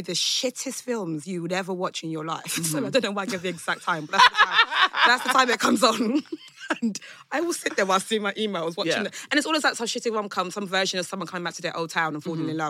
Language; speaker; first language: English; non-native, local second language; Yoruba